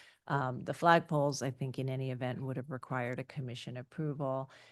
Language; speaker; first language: English; native; English